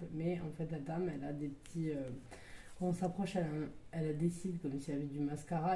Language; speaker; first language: French; native; French